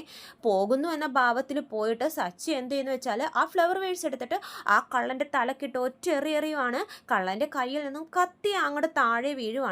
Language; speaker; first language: Malayalam; native; Malayalam